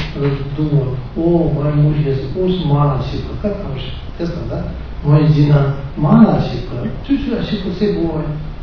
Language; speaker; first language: Russian; non-native, learner; Tibetan